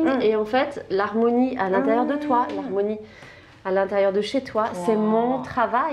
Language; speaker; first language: French; native; French